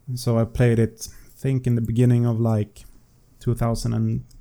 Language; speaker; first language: English; non-native, fluent; Swedish